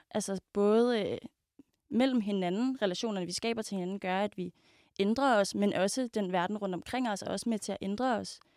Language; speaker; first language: Danish; native; Danish